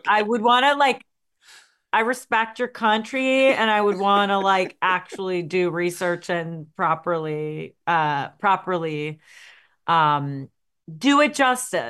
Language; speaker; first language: English; native; English